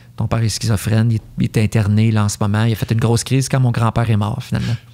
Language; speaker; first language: French; native; French